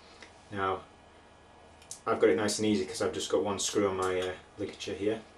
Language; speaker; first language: English; native; English